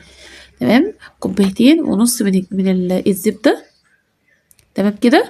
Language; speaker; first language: Arabic; native; Arabic